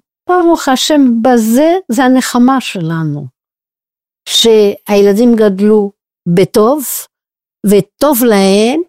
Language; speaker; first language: Hebrew; non-native, fluent; French